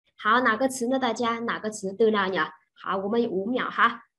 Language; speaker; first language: Chinese; non-native, fluent; Vietnamese